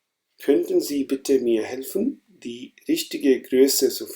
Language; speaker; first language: German; non-native, fluent; Urdu